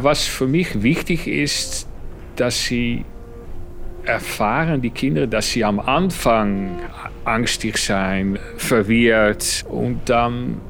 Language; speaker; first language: German; non-native, fluent; Dutch